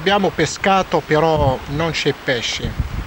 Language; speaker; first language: Italian; non-native, fluent; Arabic